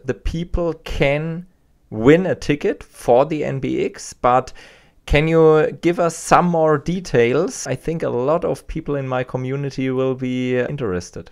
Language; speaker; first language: English; non-native, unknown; German